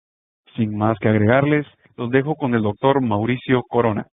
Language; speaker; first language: Spanish; native; Spanish